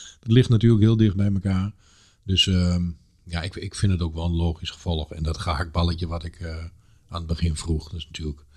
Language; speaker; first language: Dutch; native; Dutch